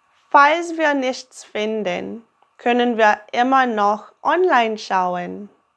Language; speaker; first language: German; native; German